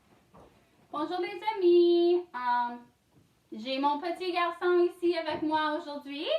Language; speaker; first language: French; non-native, learner; English